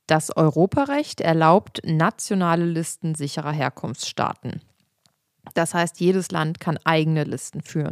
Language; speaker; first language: German; native; German